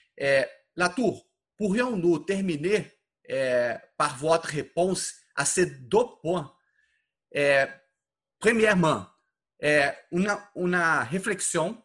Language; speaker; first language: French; non-native, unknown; Portuguese